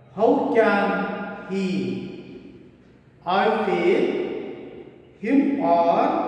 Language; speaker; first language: English; non-native, local second language; Kannada